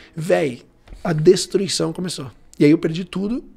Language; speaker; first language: Portuguese; early bilingual, other home language; Italian